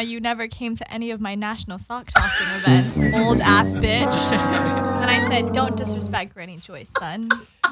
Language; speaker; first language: English; non-native, local second language; Filipino